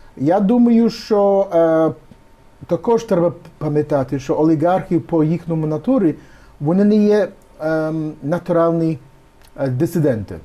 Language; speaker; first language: Ukrainian; early bilingual, heritage; Ukrainian